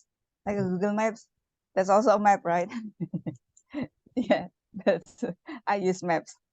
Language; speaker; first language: English; non-native, learner; Indonesian